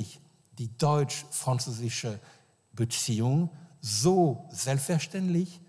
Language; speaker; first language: German; non-native, fluent; French